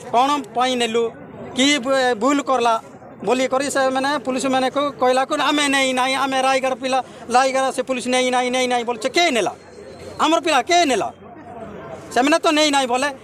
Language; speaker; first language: Odia; non-native, local second language; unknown